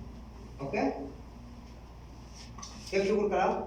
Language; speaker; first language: Arabic; non-native, learner; Hindi